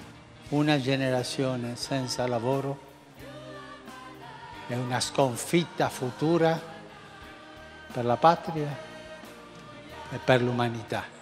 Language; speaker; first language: Italian; non-native, fluent; Spanish